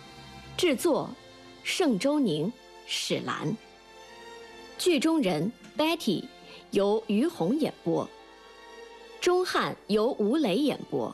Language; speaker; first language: Chinese; native; Chinese